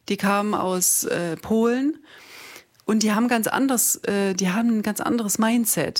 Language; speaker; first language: German; native; German